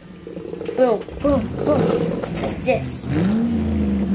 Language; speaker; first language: English; native; English